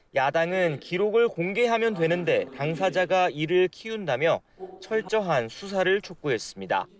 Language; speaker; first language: Korean; native; Korean